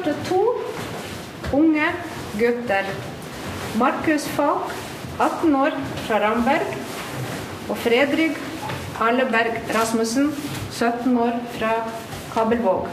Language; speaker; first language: Norwegian; non-native, fluent; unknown